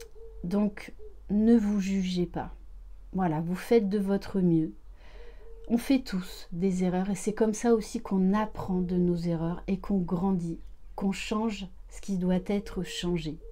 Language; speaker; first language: French; native; French